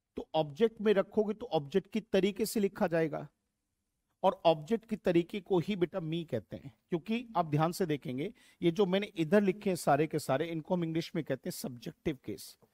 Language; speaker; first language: Hindi; native; Hindi